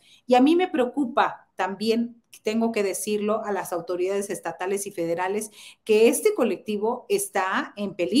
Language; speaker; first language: Spanish; native; Spanish